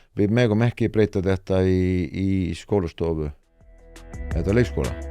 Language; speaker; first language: Icelandic; non-native, fluent; Estonian